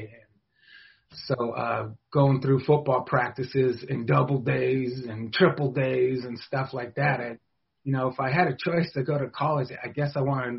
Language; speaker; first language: English; native; English